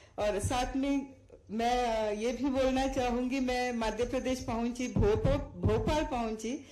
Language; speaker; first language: Hindi; non-native, fluent; Sinhala